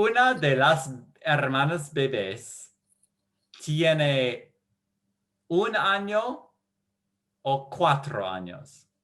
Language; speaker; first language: Spanish; non-native, learner; English